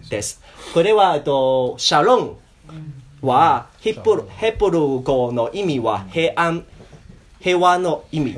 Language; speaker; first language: Japanese; non-native, learner; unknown